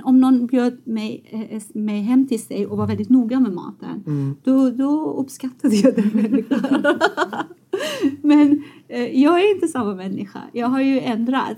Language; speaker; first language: Swedish; non-native, fluent; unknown